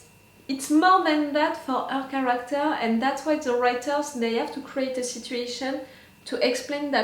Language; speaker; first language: English; non-native, fluent; French